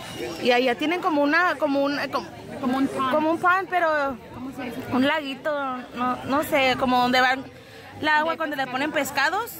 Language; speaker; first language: Spanish; native; Spanish